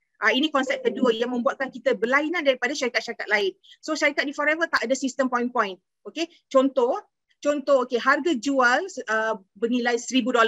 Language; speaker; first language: Malay; native; Malay